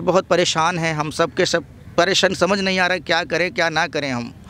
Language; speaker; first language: Hindi; native; Hindi